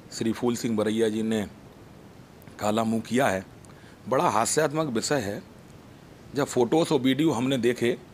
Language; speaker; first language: Hindi; native; Hindi